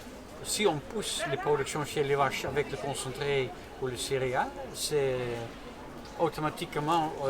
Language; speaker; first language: French; non-native, fluent; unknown